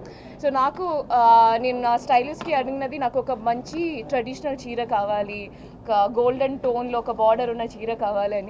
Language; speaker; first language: Telugu; non-native, fluent; Malayalam